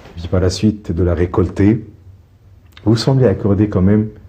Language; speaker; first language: French; non-native, local second language; Arabic